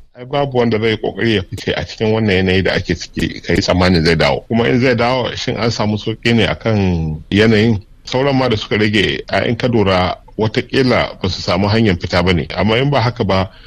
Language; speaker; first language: Hausa; non-native, local second language; Fula